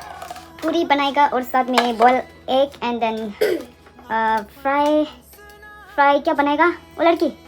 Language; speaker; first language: Hindi; non-native, local second language; Tibetan